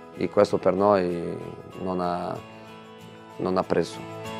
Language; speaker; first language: Italian; non-native, fluent; Portuguese